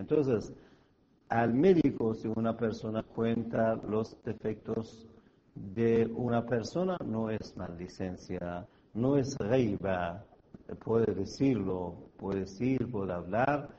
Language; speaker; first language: Spanish; non-native, fluent; Persian